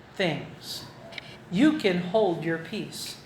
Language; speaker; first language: English; non-native, local second language; Filipino